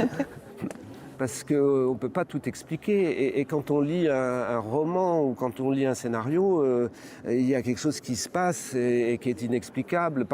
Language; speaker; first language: French; native; French